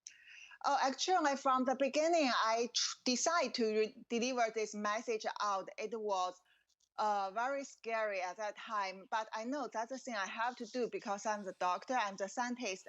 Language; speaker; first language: English; non-native, fluent; Chinese